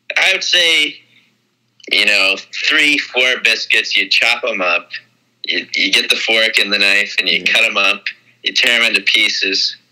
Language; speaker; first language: English; native; English